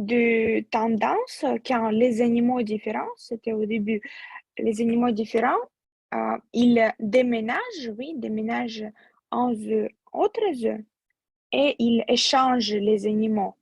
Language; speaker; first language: French; non-native, fluent; Russian